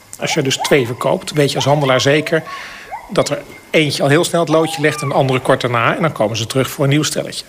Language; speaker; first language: Dutch; native; Dutch